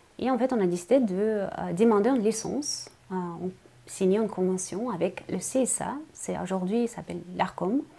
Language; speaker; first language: French; non-native, fluent; Russian